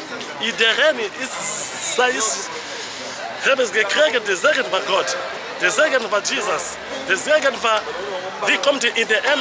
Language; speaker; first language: Dutch; non-native, learner; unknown